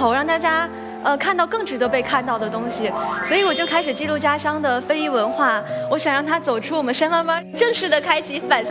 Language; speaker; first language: Chinese; native; Chinese